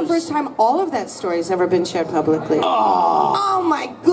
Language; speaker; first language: English; native; English